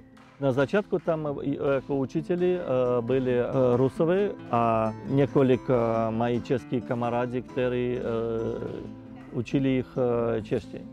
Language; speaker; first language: Ukrainian; non-native, learner; Russian